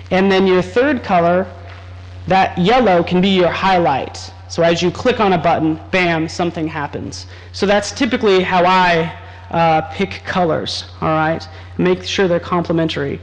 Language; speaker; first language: English; native; English